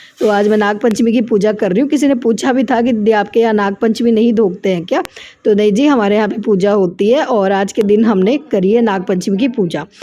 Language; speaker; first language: Hindi; native; Hindi